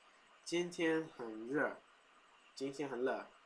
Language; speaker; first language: Chinese; non-native, fluent; English